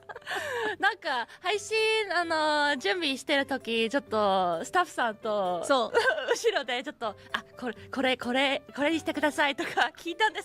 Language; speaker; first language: Japanese; non-native, fluent; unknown